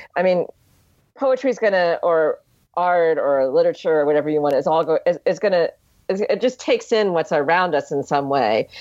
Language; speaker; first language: English; native; English